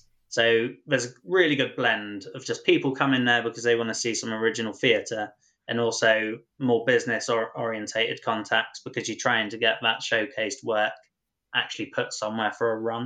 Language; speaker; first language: English; native; English